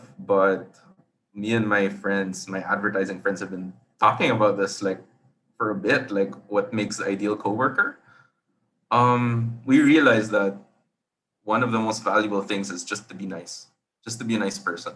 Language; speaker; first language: English; non-native, local second language; Filipino